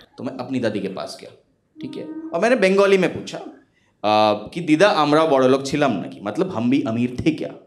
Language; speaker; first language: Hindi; non-native, local second language; Bangla